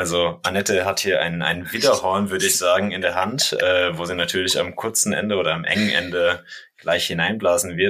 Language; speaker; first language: German; native; German